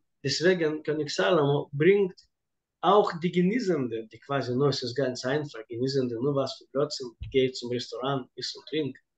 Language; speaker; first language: German; non-native, fluent; Russian